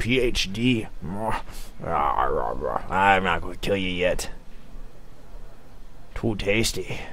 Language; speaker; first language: English; native; English